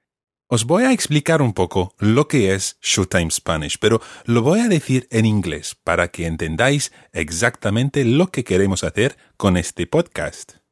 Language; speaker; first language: Spanish; non-native, fluent; English